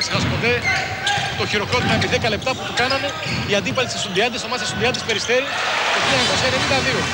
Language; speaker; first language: Greek; native; Greek